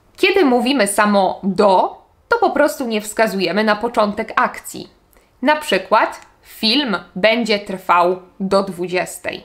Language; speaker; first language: Polish; native; Polish